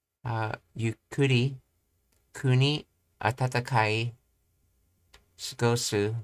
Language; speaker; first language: Japanese; non-native, learner; English